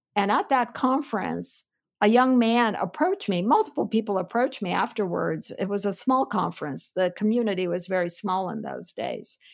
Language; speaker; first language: English; non-native, fluent; Armenian